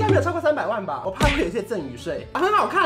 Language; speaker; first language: Chinese; native; Chinese